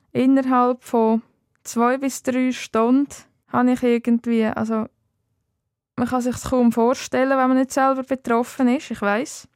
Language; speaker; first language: German; native; German